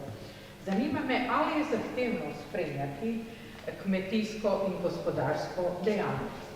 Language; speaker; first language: Slovenian; native; Slovenian